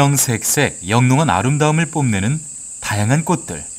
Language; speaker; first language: Korean; native; Korean